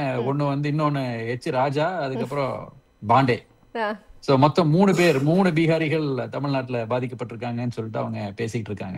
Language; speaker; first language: Tamil; native; Tamil